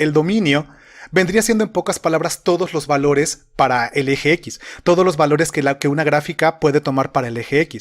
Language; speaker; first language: Spanish; native; Spanish